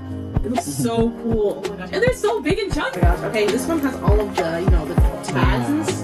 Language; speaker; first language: English; native; English